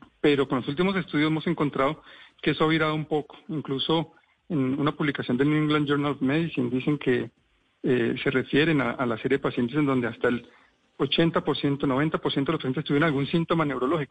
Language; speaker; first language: Spanish; native; Spanish